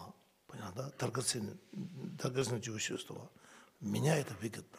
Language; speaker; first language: Russian; non-native, learner; Tibetan